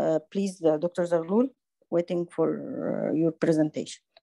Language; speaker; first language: English; non-native, fluent; Arabic